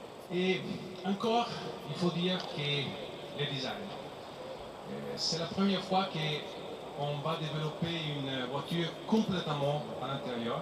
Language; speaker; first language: French; non-native, fluent; Italian